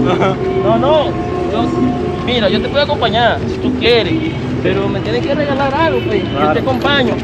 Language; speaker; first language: Spanish; native; Spanish